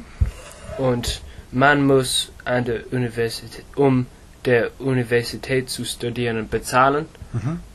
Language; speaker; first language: German; non-native, learner; English